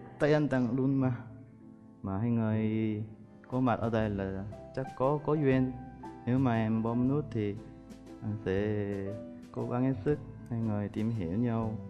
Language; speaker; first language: Vietnamese; non-native, fluent; Korean